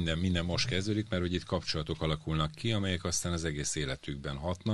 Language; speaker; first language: Hungarian; native; Hungarian